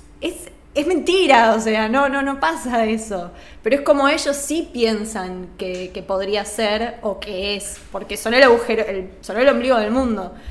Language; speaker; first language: Spanish; native; Spanish